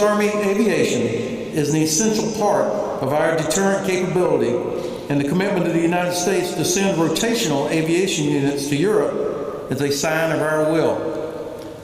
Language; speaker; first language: English; native; English